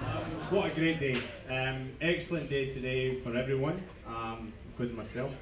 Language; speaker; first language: English; native; English